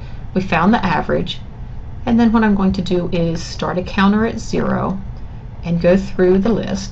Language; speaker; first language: English; native; English